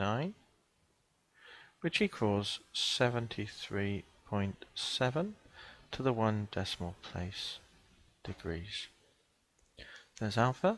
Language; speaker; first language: English; native; English